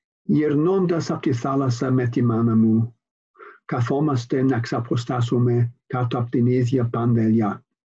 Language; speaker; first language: Greek; non-native, fluent; English